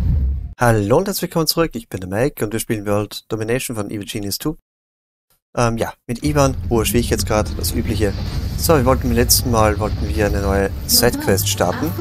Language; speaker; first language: German; native; German